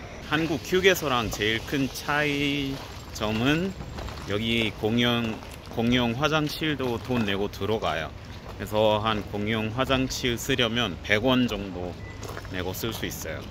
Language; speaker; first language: Korean; non-native, fluent; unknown